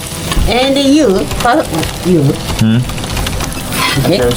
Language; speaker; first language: English; non-native, learner; Japanese